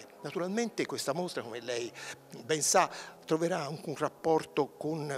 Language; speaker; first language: Italian; native; Italian